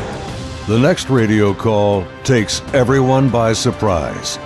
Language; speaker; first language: English; native; English